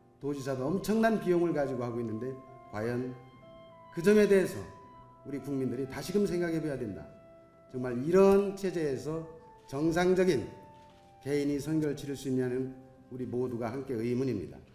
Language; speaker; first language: Korean; native; Korean